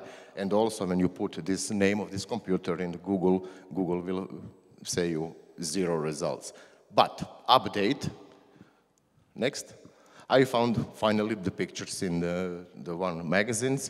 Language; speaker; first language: English; non-native, learner; Croatian